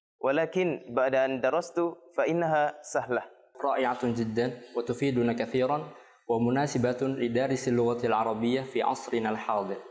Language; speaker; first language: Arabic; non-native, learner; Indonesian